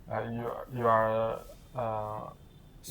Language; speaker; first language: English; non-native, learner; Chinese